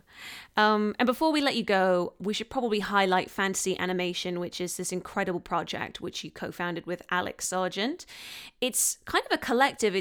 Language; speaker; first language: English; non-native, local second language; Cantonese